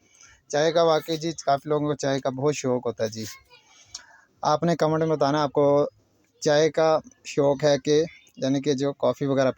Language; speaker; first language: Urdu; non-native, local second language; Punjabi